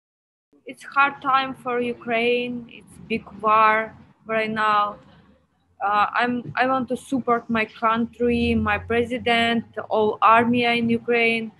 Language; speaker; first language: English; non-native, learner; Ukrainian